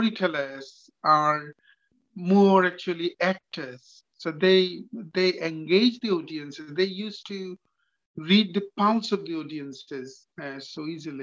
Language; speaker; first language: English; non-native, local second language; Bangla